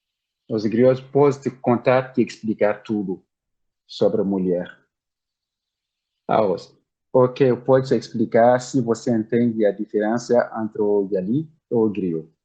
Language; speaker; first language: Portuguese; non-native, learner; Bambara